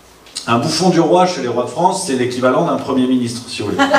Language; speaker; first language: French; native; French